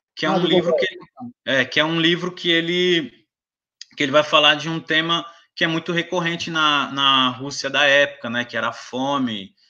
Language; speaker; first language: Portuguese; native; Portuguese